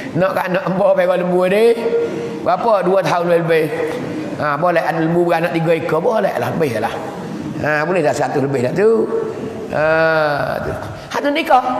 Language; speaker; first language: Malay; native; Malay